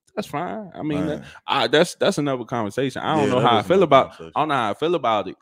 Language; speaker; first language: English; native; English